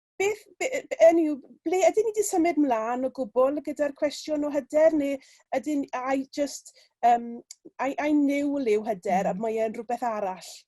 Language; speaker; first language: Welsh; native; Welsh